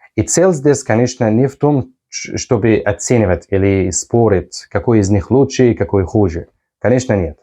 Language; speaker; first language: Russian; non-native, fluent; Arabic